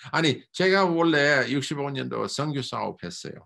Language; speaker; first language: Korean; non-native, fluent; English